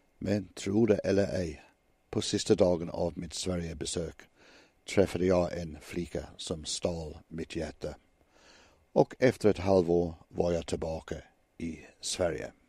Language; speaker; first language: Swedish; non-native, fluent; English